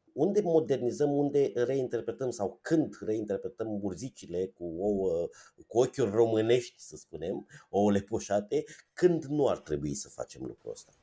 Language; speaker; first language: Romanian; native; Romanian